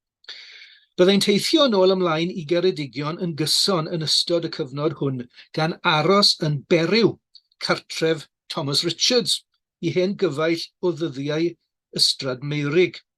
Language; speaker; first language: Welsh; native; Welsh